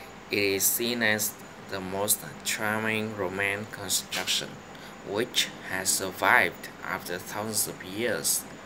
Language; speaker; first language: English; non-native, learner; Vietnamese